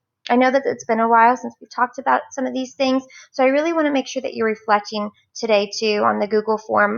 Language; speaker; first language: English; native; English